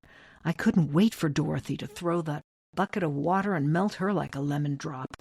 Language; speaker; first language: English; native; English